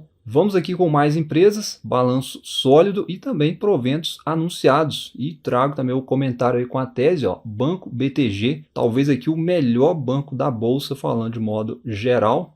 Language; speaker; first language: Portuguese; native; Portuguese